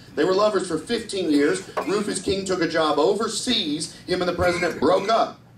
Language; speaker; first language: English; native; English